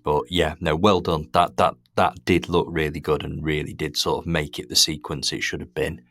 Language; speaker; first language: English; native; English